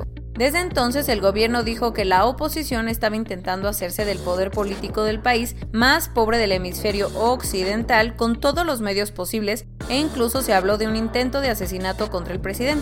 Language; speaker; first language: Spanish; native; Spanish